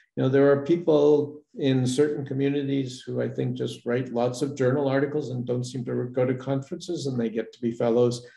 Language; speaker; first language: English; native; English